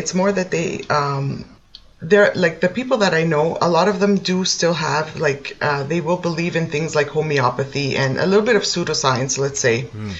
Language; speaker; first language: English; native; English